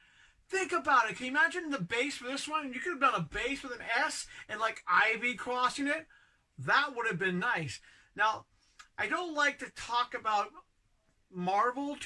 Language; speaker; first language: English; native; English